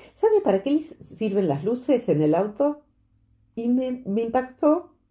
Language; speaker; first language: Spanish; native; Spanish